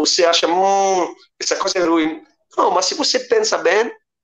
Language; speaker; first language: Portuguese; non-native, learner; Italian